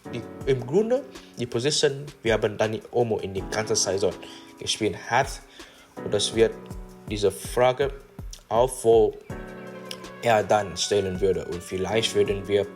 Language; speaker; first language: German; non-native, learner; English